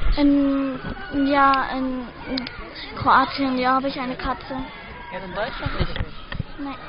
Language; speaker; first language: German; early bilingual, other home language; Croatian